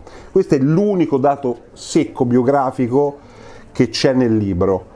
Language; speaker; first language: Italian; native; Italian